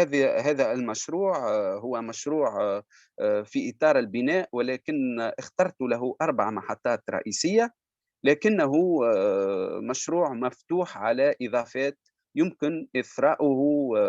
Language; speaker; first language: Arabic; native; Arabic